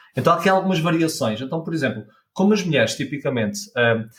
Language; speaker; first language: Portuguese; native; Portuguese